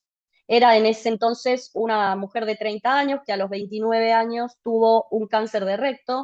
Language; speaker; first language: Spanish; native; Spanish